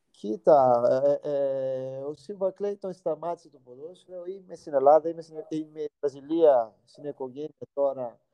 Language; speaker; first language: Greek; non-native, fluent; Portuguese